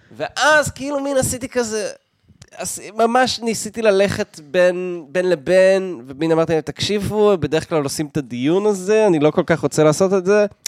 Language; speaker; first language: Hebrew; native; Hebrew